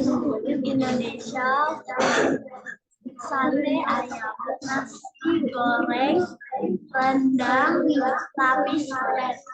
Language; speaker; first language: Indonesian; non-native, learner; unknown